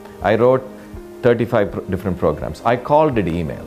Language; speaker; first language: English; early bilingual, other home language; Tamil